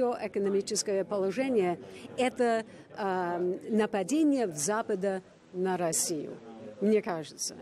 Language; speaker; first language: Russian; non-native, fluent; English